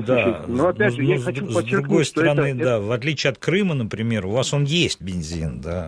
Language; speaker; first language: Russian; native; Russian